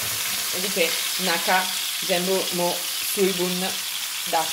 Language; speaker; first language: Japanese; non-native, learner; Italian